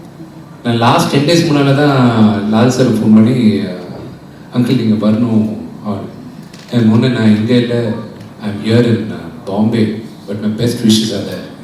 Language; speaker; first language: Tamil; non-native, local second language; Telugu